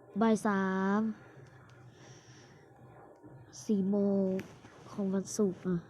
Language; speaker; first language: Thai; native; Thai